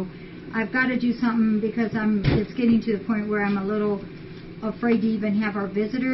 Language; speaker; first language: English; native; English